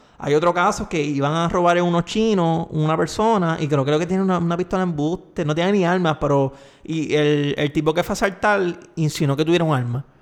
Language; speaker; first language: Spanish; native; Spanish